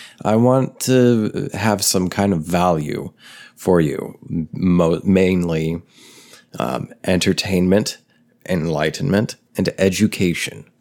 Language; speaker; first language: English; native; English